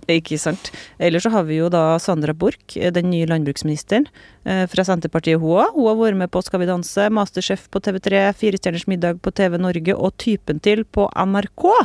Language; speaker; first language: Norwegian; native; Norwegian